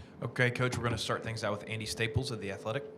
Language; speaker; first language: English; native; English